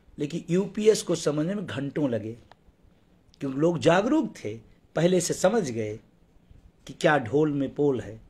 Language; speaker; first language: Hindi; native; Hindi